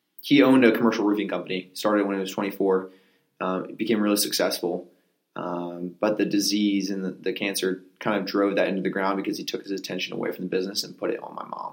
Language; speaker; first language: English; native; English